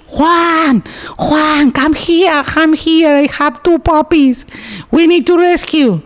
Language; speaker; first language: English; non-native, learner; Spanish